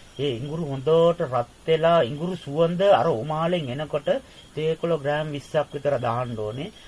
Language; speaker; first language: Sinhala; non-native, fluent; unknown